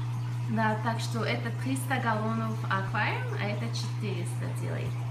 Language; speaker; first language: Russian; early bilingual, other home language; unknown